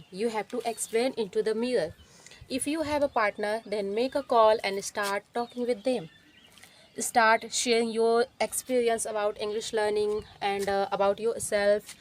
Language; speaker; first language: English; non-native, learner; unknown